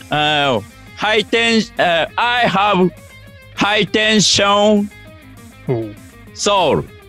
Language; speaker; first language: English; non-native, learner; Japanese